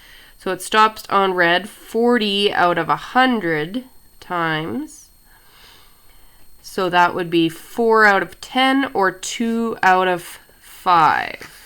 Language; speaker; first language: English; native; English